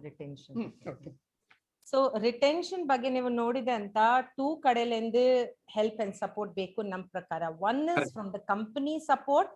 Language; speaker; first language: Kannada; non-native, fluent; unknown